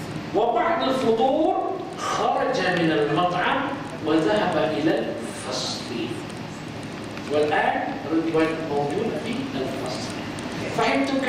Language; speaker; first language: Arabic; non-native, fluent; Malay